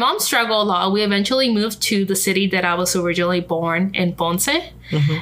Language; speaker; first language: English; non-native, fluent; Spanish